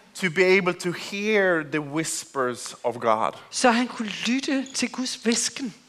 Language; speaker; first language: English; non-native, fluent; Swedish